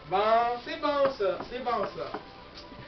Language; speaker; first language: French; native; French